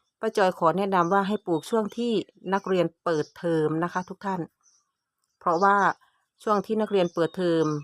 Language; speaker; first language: Thai; native; Thai